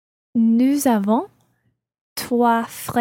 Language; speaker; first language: French; non-native, learner; English